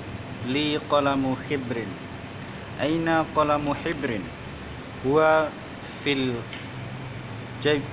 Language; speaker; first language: Arabic; non-native, learner; Indonesian